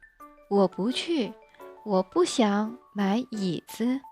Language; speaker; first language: Chinese; non-native, fluent; Indonesian